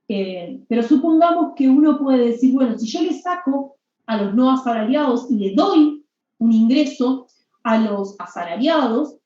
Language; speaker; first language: Spanish; native; Spanish